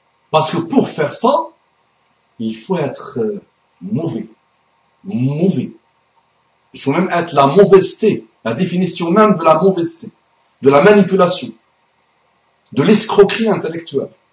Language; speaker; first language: French; non-native, fluent; Arabic